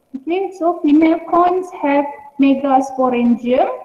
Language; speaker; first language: English; non-native, local second language; Malay